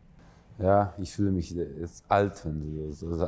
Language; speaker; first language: German; non-native, fluent; Croatian